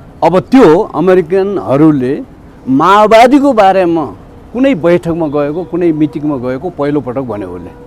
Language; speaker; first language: Nepali; native; Nepali